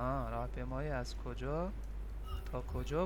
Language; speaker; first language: Persian; non-native, fluent; Urdu